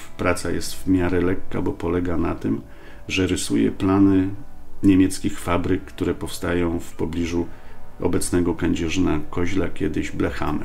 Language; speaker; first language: Polish; native; Polish